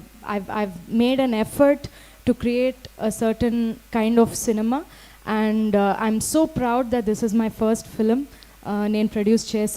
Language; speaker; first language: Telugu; non-native, fluent; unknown